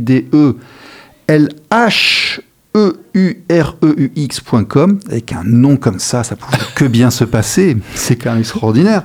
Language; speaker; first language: French; native; French